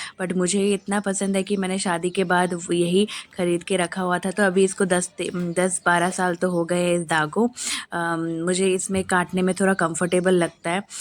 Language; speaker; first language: Hindi; non-native, local second language; Bangla